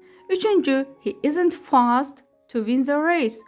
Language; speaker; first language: English; non-native, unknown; Azerbaijani